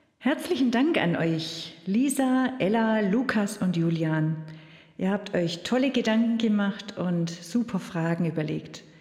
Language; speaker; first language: German; native; German